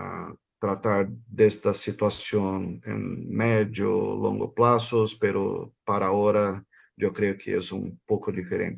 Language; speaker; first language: Spanish; non-native, fluent; Portuguese